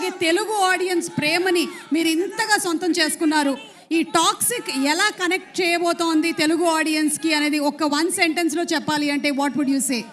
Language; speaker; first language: Telugu; native; Telugu